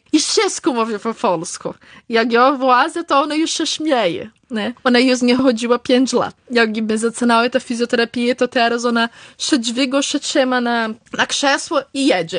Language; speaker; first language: Polish; early bilingual, heritage; Polish